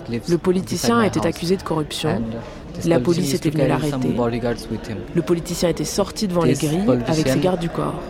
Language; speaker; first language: French; native; French